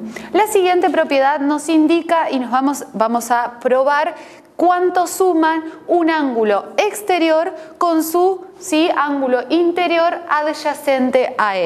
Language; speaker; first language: Spanish; native; Spanish